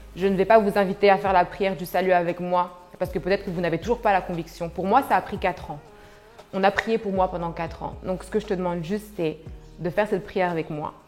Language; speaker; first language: French; early bilingual, other home language; Arabic